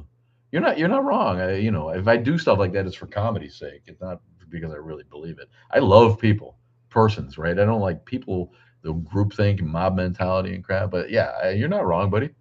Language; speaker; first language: English; native; English